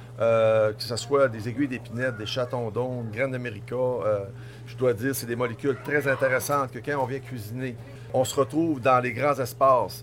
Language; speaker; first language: French; native; French